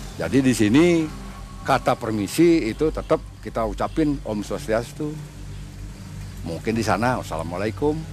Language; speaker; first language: Indonesian; non-native, local second language; Balinese